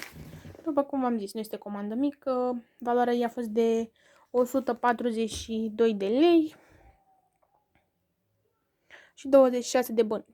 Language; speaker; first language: Romanian; native; Romanian